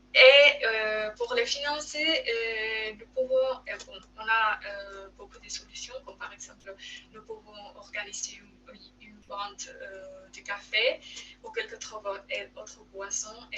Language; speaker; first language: French; non-native, learner; Spanish